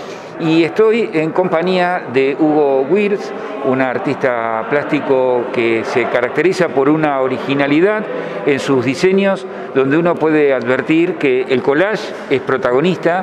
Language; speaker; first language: Spanish; native; Spanish